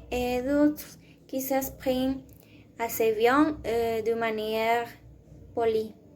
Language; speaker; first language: French; non-native, learner; Spanish